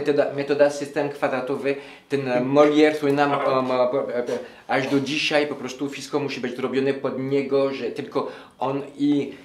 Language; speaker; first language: Polish; non-native, learner; French